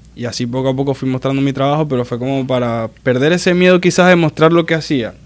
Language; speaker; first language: Spanish; native; Spanish